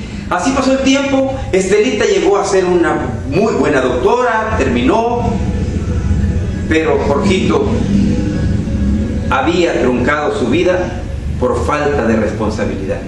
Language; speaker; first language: Spanish; native; Spanish